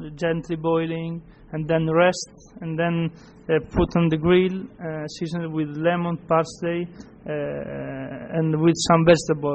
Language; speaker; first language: English; non-native, fluent; Italian